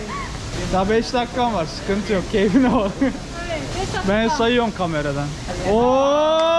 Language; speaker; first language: Turkish; native; Turkish